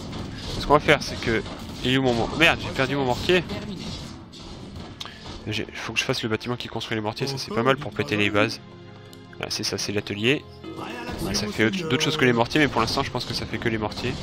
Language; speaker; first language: French; native; French